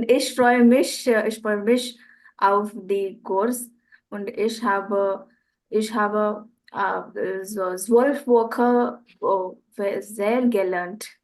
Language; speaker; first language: German; non-native, learner; Marathi